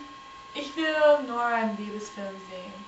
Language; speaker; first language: German; non-native, learner; English